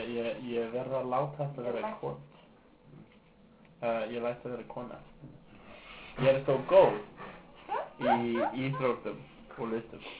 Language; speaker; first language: Icelandic; non-native, learner; English